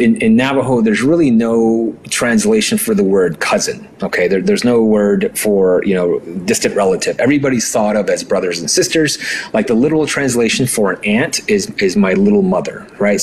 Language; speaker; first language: English; early bilingual, other home language; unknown